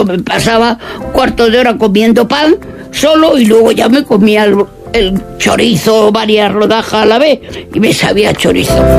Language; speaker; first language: Spanish; native; Spanish